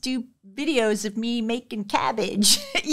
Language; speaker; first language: English; native; English